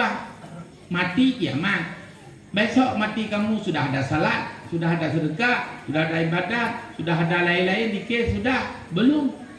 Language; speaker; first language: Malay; non-native, local second language; Achinese